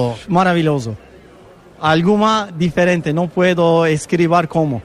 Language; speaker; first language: Spanish; non-native, learner; Turkish